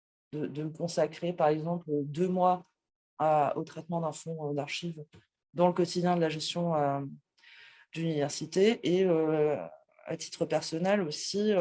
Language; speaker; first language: French; native; French